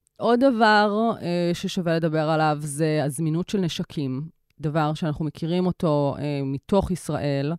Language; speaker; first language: Hebrew; native; Hebrew